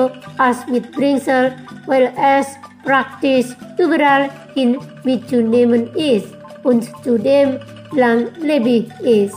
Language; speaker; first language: German; non-native, learner; Indonesian